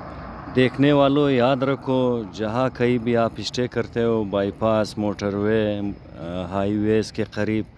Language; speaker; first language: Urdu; non-native, local second language; Hazaragi